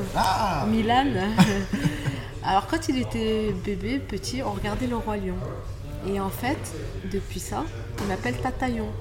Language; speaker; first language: French; native; French